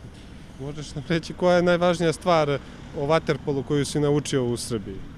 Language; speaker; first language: Croatian; native; Croatian